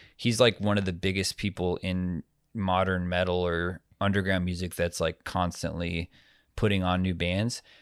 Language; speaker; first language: English; native; English